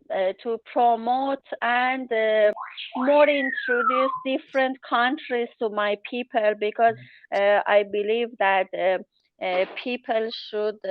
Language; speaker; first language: English; non-native, learner; Persian